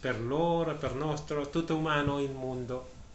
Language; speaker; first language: Italian; non-native, learner; Filipino